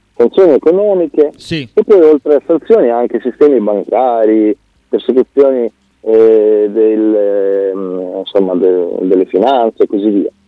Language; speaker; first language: Italian; non-native, fluent; Russian